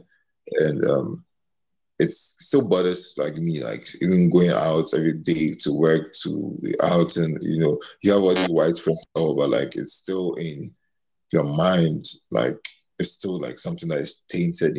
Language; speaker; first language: English; non-native, local second language; Akan